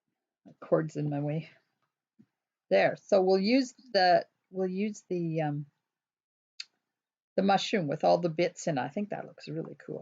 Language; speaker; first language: English; native; English